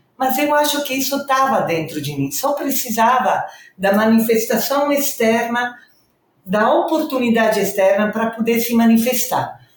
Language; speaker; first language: Portuguese; non-native, fluent; Italian